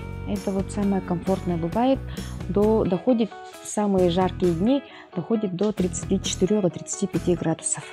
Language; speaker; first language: Russian; native; Russian